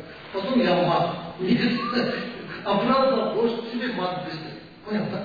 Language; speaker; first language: Russian; non-native, learner; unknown